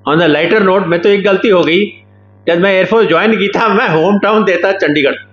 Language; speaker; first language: Hindi; non-native, local second language; Punjabi